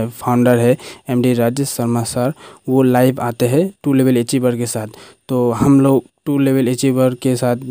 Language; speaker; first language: Hindi; native; Hindi